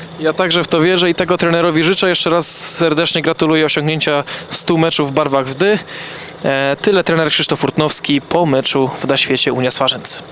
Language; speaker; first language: Polish; native; Polish